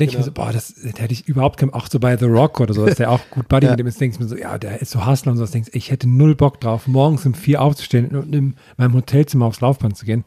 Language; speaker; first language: German; native; German